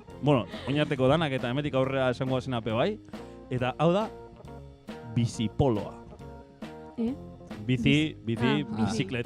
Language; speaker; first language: Basque; native; Basque